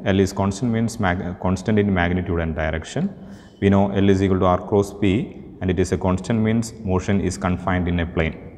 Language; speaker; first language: English; non-native, local second language; Malayalam